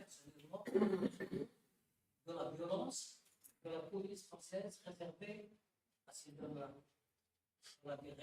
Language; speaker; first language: French; non-native, local second language; Arabic